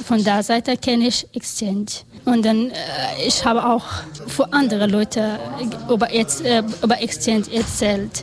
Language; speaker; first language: German; non-native, learner; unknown